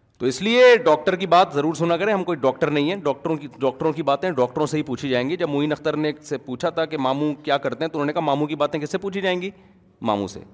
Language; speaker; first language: Urdu; native; Urdu